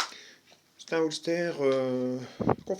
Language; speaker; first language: French; native; French